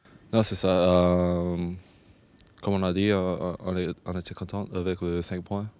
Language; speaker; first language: French; non-native, fluent; English